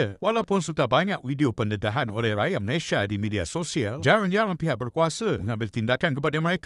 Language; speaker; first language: Malay; native; Malay